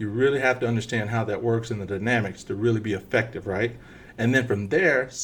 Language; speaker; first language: English; native; English